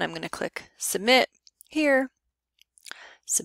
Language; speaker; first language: English; native; English